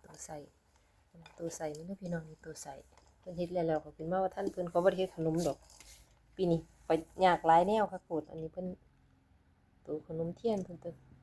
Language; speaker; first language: Thai; native; Thai